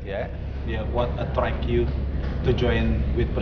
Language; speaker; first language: English; non-native, fluent; Indonesian